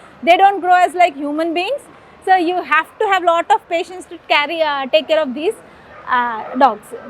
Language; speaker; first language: English; non-native, local second language; Telugu